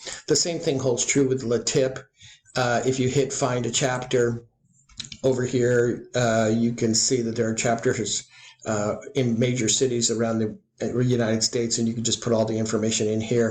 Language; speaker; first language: English; native; English